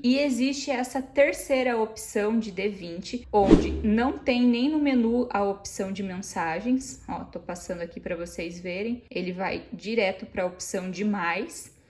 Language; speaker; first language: Portuguese; native; Portuguese